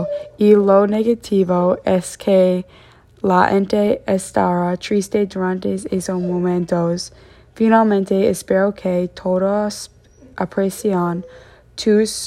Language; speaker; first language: Spanish; non-native, learner; English